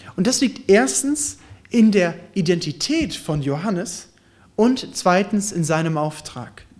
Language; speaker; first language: German; native; German